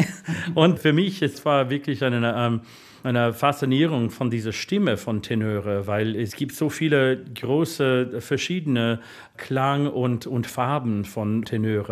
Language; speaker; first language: German; non-native, fluent; English